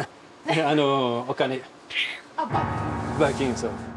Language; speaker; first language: Japanese; non-native, learner; French